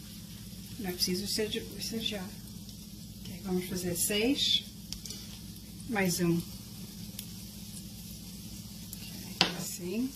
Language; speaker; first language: Portuguese; early bilingual, heritage; Portuguese